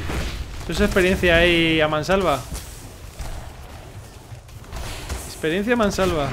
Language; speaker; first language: Spanish; native; Spanish